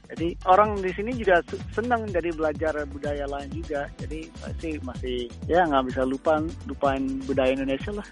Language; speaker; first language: Indonesian; early bilingual, heritage; Indonesian